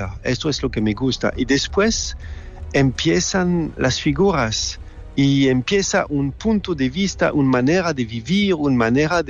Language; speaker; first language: Spanish; non-native, fluent; French